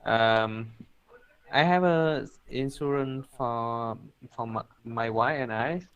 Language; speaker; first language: English; non-native, learner; Vietnamese